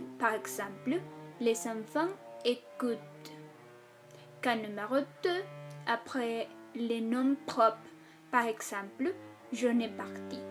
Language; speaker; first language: French; non-native, fluent; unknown